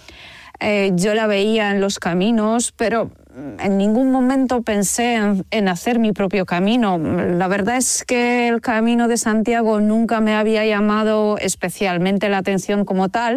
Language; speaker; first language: Spanish; non-native, fluent; Polish